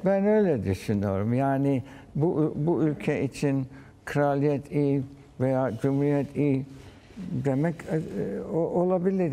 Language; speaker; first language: Turkish; early bilingual, heritage; Turkish